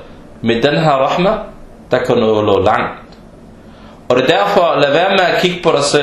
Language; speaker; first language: Danish; non-native, fluent; Arabic